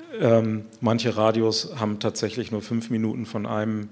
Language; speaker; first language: German; native; German